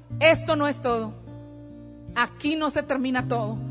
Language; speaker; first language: Spanish; native; Spanish